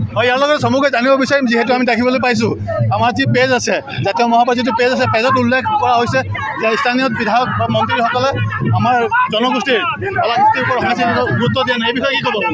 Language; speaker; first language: Assamese; native; Assamese